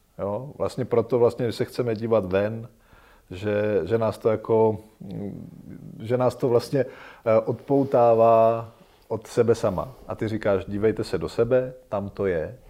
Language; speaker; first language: Czech; native; Czech